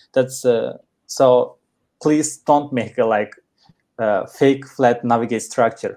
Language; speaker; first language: English; non-native, learner; Turkish